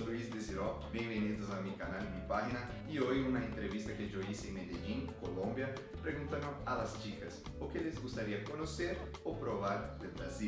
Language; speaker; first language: Spanish; non-native, learner; Portuguese